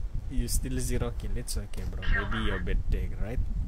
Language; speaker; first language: English; non-native, local second language; Malay